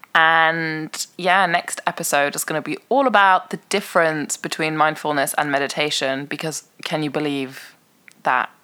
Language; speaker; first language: English; early bilingual, other home language; Persian